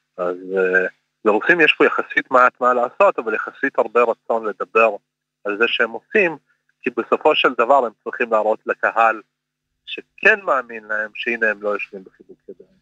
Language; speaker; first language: Hebrew; early bilingual, other home language; Russian